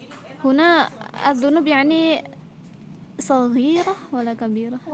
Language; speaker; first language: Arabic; non-native, learner; Indonesian